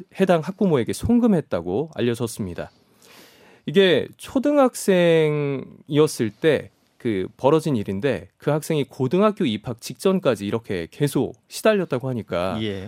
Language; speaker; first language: Korean; native; Korean